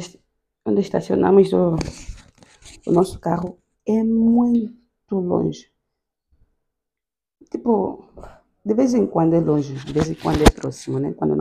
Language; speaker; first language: Portuguese; native; Portuguese